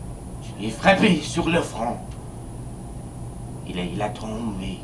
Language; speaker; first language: French; non-native, learner; English